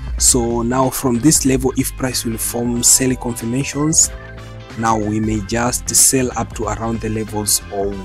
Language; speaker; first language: English; non-native, local second language; Swahili